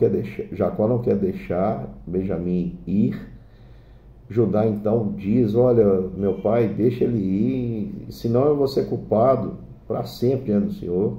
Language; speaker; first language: Portuguese; native; Portuguese